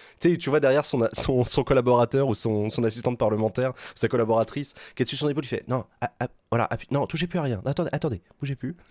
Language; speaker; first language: French; native; French